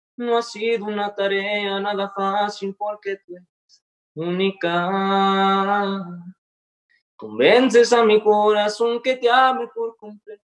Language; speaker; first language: Spanish; native; Spanish